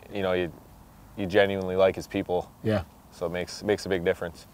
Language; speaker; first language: English; native; English